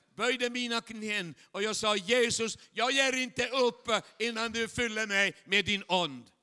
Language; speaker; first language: Swedish; non-native, fluent; Chinese